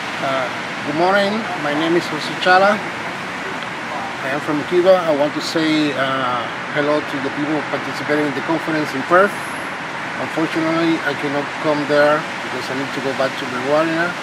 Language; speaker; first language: English; non-native, fluent; Spanish